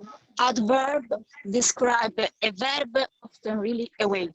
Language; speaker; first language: English; non-native, learner; Italian